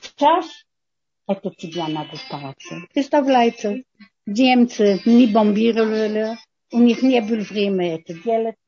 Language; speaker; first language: Russian; non-native, fluent; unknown